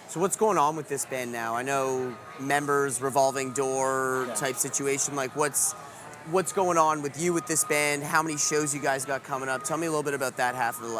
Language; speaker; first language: English; native; English